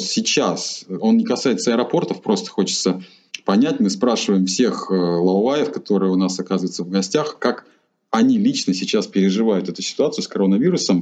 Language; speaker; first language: Russian; native; Russian